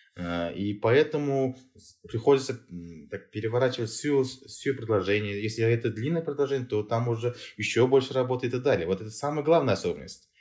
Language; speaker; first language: Russian; non-native, local second language; Kazakh